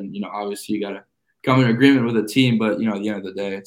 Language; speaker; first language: English; native; English